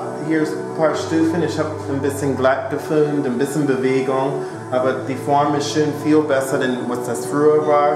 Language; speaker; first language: German; non-native, fluent; English